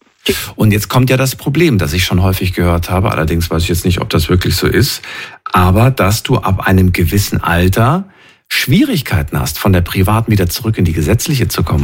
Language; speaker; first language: German; native; German